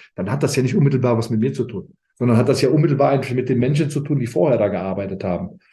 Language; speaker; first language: German; early bilingual, other home language; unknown